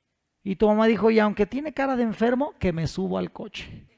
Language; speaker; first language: Spanish; native; Spanish